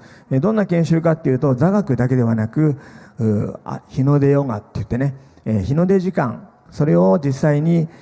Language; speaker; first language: Japanese; native; Japanese